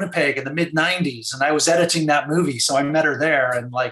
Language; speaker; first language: English; native; English